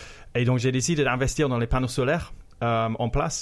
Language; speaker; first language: French; non-native, fluent; English